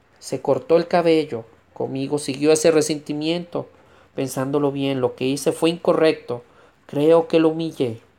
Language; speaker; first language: Spanish; native; Spanish